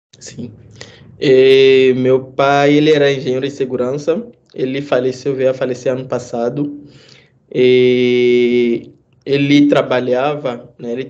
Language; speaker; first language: Portuguese; non-native, fluent; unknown